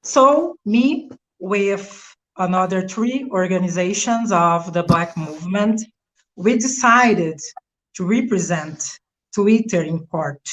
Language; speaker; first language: English; non-native, fluent; Portuguese